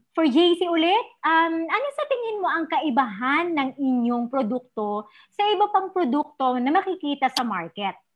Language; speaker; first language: Filipino; native; Filipino